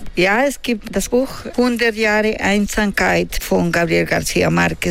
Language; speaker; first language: German; non-native, fluent; Spanish